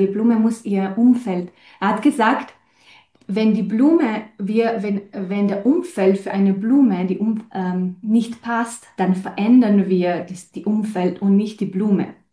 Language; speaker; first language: German; non-native, fluent; Romanian